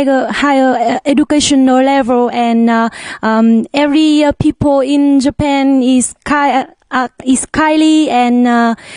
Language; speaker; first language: English; non-native, learner; Vietnamese